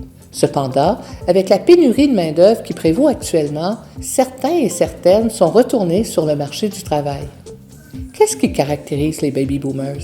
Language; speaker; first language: French; native; French